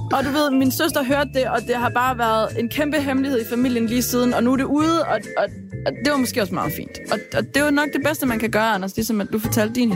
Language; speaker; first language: Danish; native; Danish